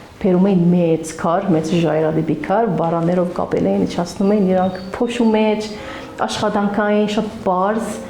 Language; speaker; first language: Armenian; early bilingual, heritage; Armenian